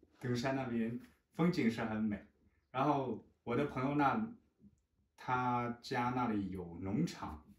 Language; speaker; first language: Chinese; native; Chinese